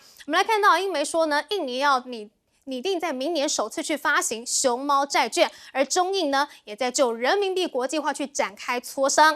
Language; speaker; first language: Chinese; native; Chinese